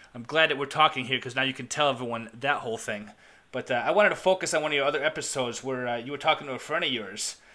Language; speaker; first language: English; native; English